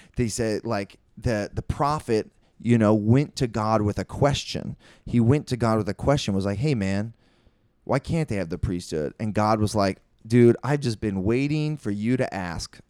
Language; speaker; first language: English; native; English